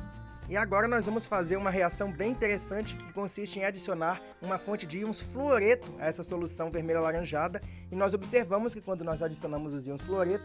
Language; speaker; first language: Portuguese; native; Portuguese